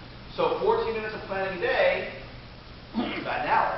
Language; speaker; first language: English; native; English